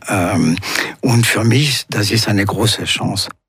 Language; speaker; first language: German; non-native, local second language; French